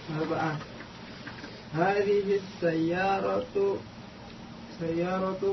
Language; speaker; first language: Arabic; non-native, learner; Indonesian